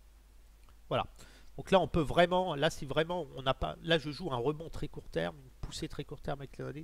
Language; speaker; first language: French; native; French